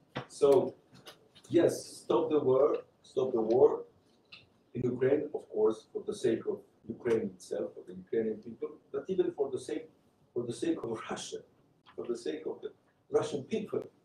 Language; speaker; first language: English; non-native, fluent; Romanian